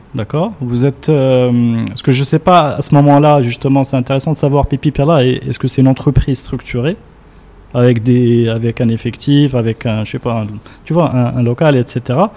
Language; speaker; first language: French; non-native, local second language; Arabic